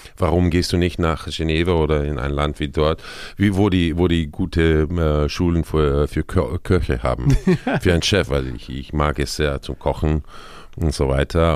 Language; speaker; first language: German; non-native, fluent; Spanish